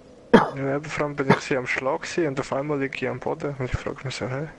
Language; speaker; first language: German; native; German